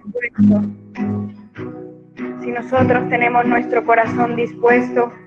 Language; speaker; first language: Spanish; native; Spanish